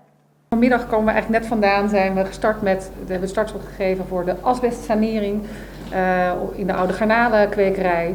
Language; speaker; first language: Dutch; native; Dutch